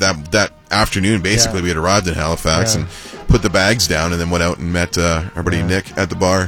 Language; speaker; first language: English; native; English